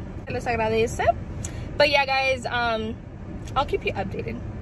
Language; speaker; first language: English; early bilingual, other home language; Spanish